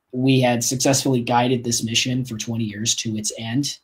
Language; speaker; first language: English; native; English